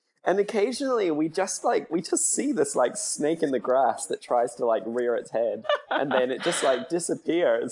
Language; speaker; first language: English; native; English